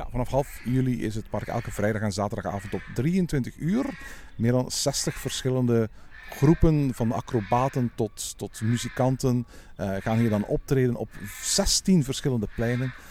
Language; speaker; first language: Dutch; native; Dutch